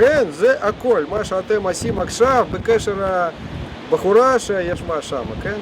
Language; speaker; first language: Hebrew; non-native, fluent; Russian